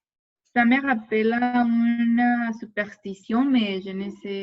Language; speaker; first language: French; non-native, learner; Spanish